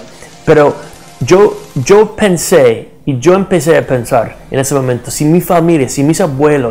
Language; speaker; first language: Spanish; non-native, learner; English